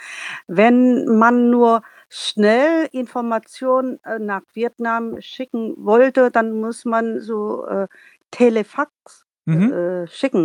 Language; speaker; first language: German; non-native, learner; Vietnamese